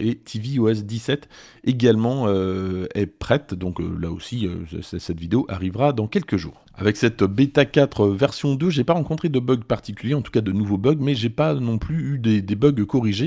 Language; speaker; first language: French; native; French